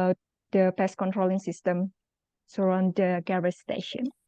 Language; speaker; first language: English; non-native, local second language; Indonesian